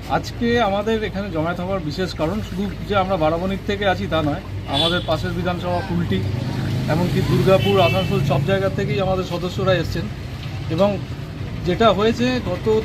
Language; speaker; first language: Bangla; native; Bangla